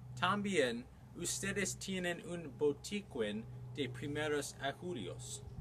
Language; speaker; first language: Spanish; non-native, learner; English